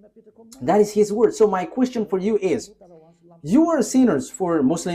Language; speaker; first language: English; non-native, fluent; Malagasy